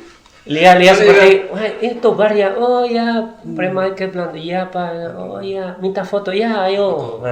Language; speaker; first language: Indonesian; non-native, learner; Spanish